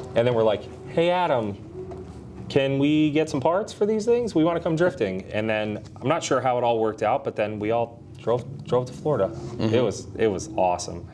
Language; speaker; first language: English; native; English